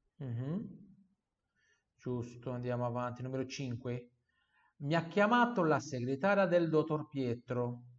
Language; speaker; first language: Italian; non-native, fluent; Portuguese